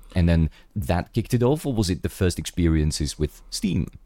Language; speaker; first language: English; non-native, fluent; Czech